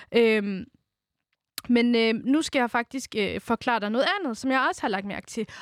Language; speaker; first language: Danish; early bilingual, other home language; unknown